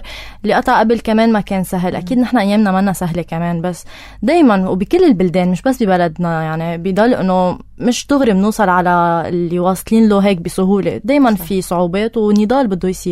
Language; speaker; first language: Arabic; native; Arabic